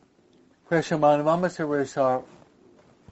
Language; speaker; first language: Spanish; non-native, fluent; English